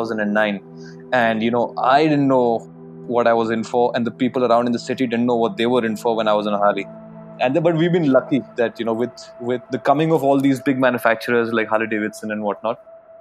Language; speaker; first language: English; non-native, local second language; Hindi